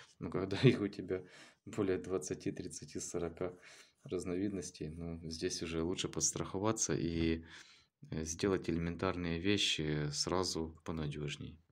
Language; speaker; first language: Russian; native; Russian